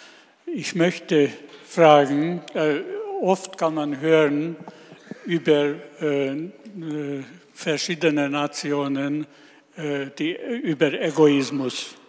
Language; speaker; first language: German; non-native, learner; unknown